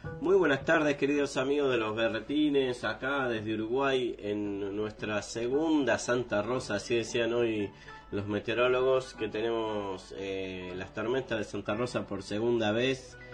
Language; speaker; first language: Spanish; native; Spanish